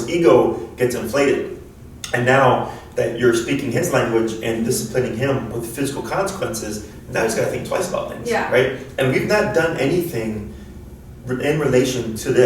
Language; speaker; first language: English; native; English